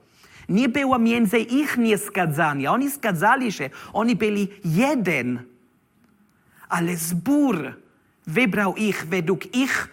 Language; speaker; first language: Polish; non-native, learner; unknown